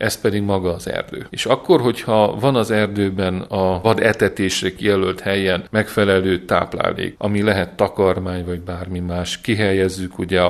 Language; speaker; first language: Hungarian; native; Hungarian